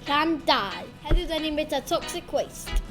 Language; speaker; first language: Welsh; non-native, local second language; English